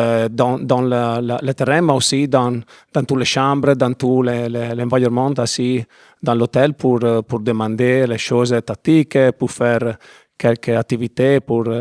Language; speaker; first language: French; non-native, learner; Italian